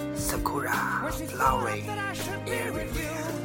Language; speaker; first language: English; non-native, learner; Chinese